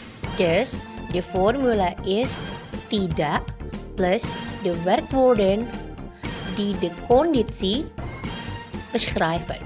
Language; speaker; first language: Dutch; non-native, learner; Indonesian